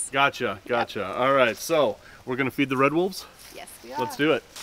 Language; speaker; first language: English; native; English